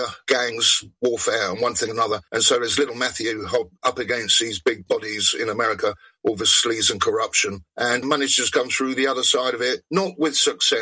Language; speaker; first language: English; native; English